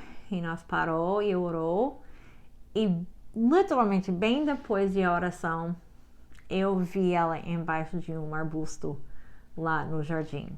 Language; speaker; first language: Portuguese; non-native, learner; English